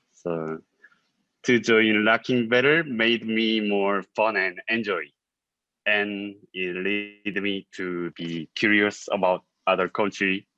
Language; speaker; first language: English; non-native, learner; Korean